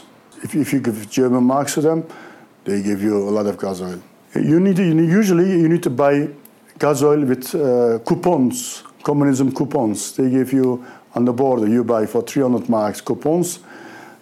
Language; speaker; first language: English; non-native, learner; Turkish